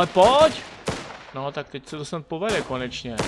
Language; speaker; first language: Czech; native; Czech